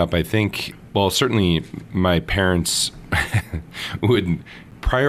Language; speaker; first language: English; native; English